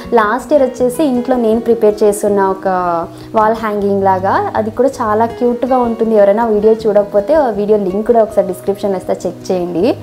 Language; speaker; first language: Telugu; non-native, local second language; Kannada